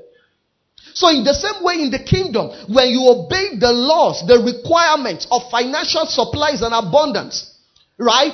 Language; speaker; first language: English; non-native, local second language; Yoruba